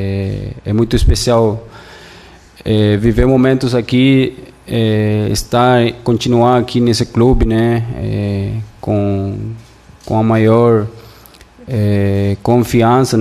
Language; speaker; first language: Portuguese; non-native, fluent; Spanish